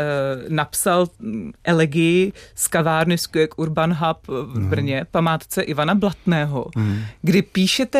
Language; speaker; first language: Czech; native; Czech